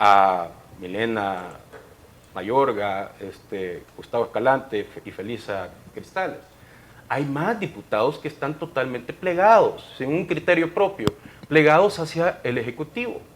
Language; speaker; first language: Spanish; native; Spanish